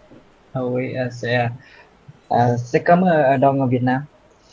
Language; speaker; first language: French; non-native, learner; Vietnamese